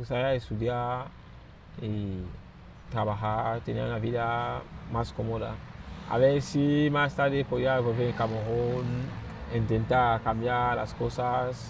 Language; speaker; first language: Spanish; non-native, fluent; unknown